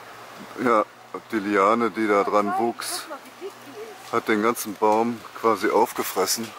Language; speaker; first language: German; native; German